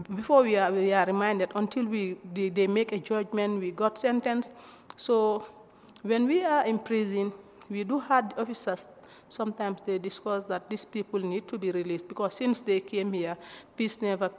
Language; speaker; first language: English; non-native, local second language; Mandingo